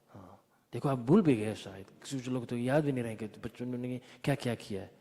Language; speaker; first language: Urdu; early bilingual, heritage; Urdu